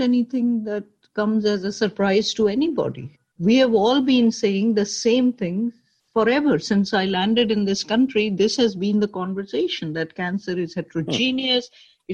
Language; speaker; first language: English; non-native, local second language; Urdu